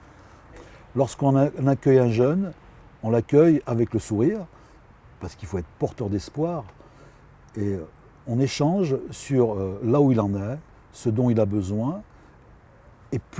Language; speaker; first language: French; native; French